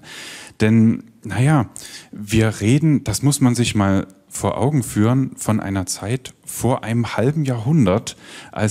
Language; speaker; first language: German; native; German